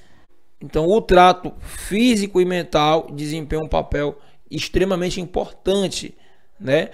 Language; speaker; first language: Portuguese; native; Portuguese